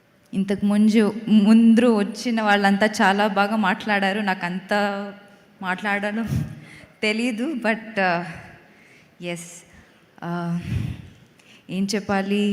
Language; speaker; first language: Telugu; non-native, local second language; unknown